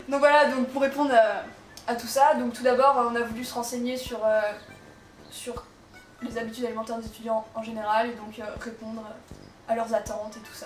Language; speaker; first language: French; native; French